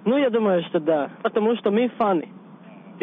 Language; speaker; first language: Russian; non-native, local second language; Latvian